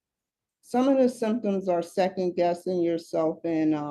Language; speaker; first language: English; native; English